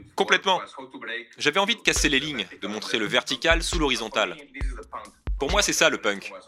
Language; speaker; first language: French; non-native, fluent; Spanish